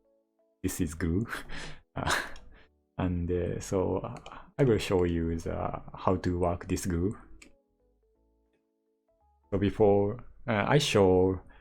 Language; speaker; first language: English; non-native, learner; Japanese